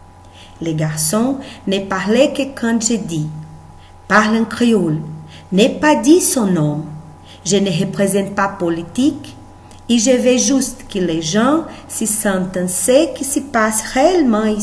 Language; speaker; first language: French; non-native, learner; Portuguese